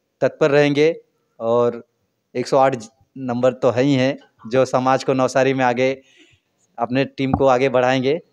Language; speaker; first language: Hindi; native; Hindi